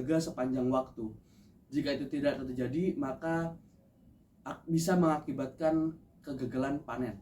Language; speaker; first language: Indonesian; non-native, local second language; Javanese